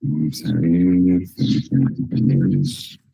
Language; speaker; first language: Spanish; native; Spanish